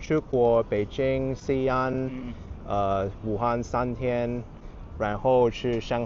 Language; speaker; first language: Chinese; non-native, learner; English